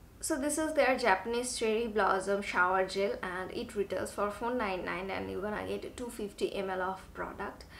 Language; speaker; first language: English; non-native, local second language; Bangla